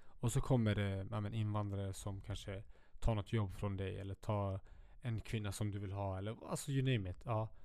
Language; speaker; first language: Swedish; early bilingual, other home language; Kurdish